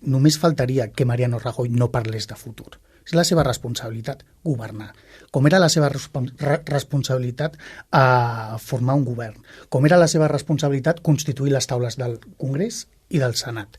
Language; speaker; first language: Catalan; native; Catalan